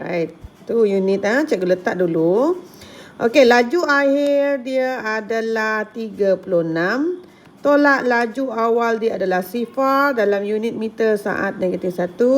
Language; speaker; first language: Malay; native; Malay